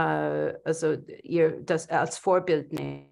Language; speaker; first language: German; non-native, fluent; English